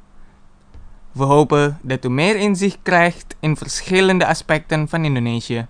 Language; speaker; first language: Dutch; non-native, fluent; Indonesian